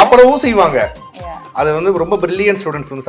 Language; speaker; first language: Tamil; native; Tamil